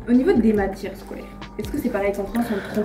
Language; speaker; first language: French; native; French